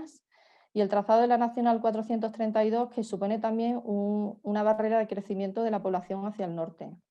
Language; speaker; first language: Spanish; native; Spanish